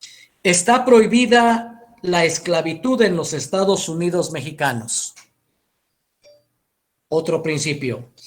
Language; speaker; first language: Spanish; native; Spanish